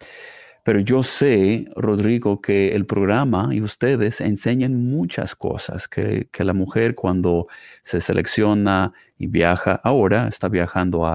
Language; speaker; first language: Spanish; non-native, fluent; English